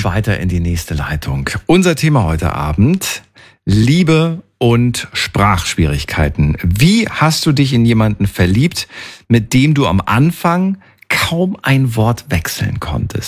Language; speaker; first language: German; native; German